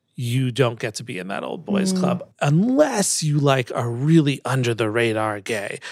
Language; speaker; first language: English; native; English